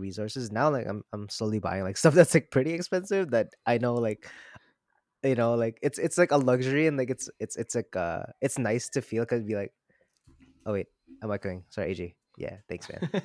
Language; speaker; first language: English; non-native, local second language; Filipino